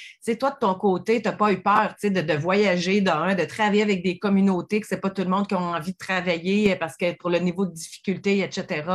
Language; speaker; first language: French; native; French